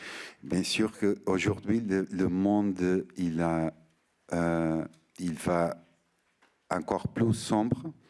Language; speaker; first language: French; non-native, fluent; Portuguese